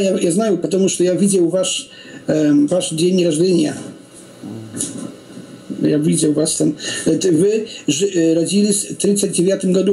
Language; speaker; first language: Russian; non-native, learner; Polish